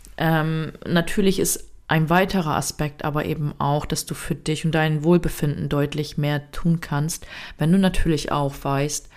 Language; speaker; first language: German; native; German